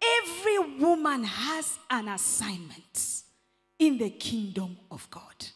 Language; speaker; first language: English; non-native, local second language; Swahili